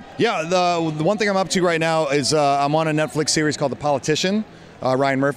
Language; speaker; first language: English; native; English